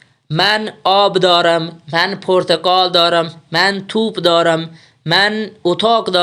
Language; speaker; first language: Persian; non-native, fluent; Urdu